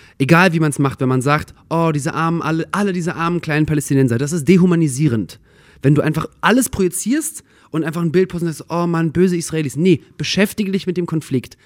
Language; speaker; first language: German; early bilingual, other home language; Russian